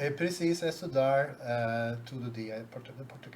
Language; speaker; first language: Portuguese; non-native, learner; Swedish